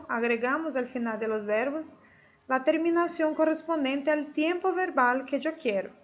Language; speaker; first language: Spanish; non-native, fluent; Portuguese